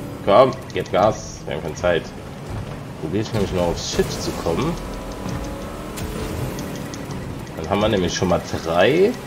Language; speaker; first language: German; native; German